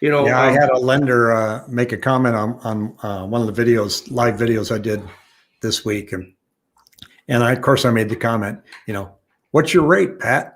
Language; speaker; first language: English; native; English